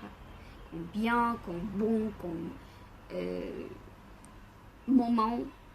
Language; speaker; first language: French; non-native, fluent; Bulgarian